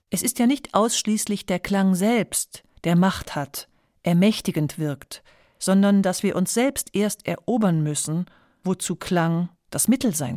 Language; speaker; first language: German; native; German